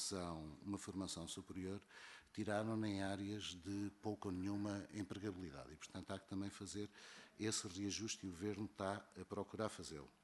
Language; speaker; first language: Portuguese; native; Portuguese